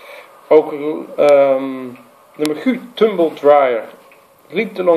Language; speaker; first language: Swedish; non-native, fluent; Dutch